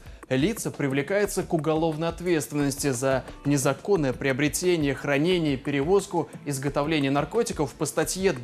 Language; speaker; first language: Russian; native; Russian